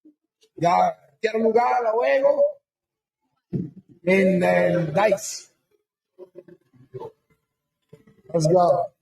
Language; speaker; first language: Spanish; non-native, learner; English